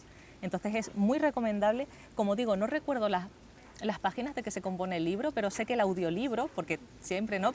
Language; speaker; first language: Spanish; native; Spanish